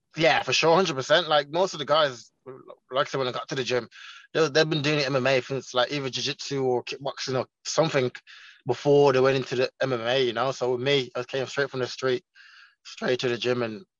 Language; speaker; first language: English; non-native, local second language; Jamaican Creole English